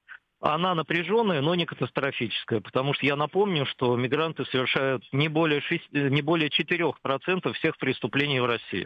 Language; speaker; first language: Russian; native; Russian